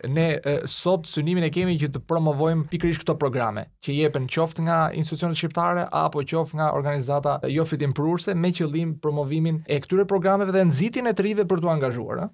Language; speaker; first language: Albanian; native; Albanian